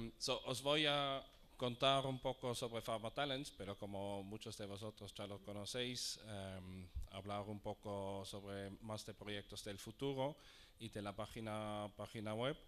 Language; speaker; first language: Spanish; non-native, fluent; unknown